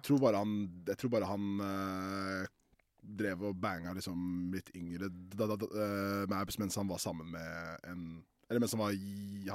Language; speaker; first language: Norwegian; native; Norwegian